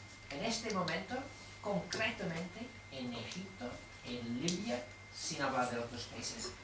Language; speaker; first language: Spanish; non-native, fluent; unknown